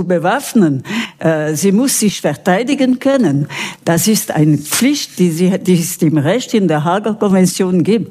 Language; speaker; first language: German; non-native, local second language; French